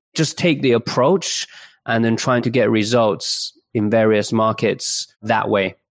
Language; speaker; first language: English; early bilingual, other home language; Chinese